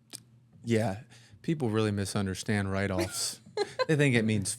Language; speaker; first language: English; native; English